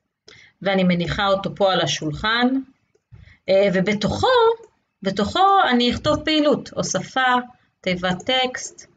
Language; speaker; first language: Hebrew; native; Hebrew